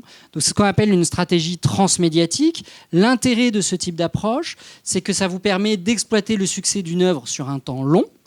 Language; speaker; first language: French; native; French